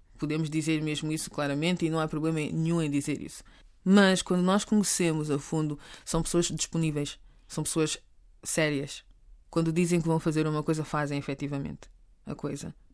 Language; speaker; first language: Portuguese; native; Portuguese